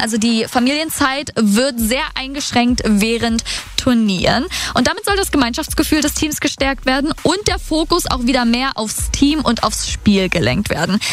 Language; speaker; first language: German; native; German